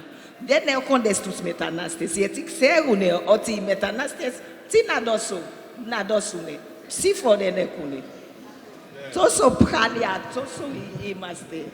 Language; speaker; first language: Greek; non-native, learner; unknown